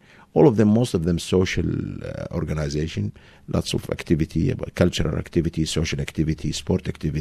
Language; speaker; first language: English; non-native, fluent; Arabic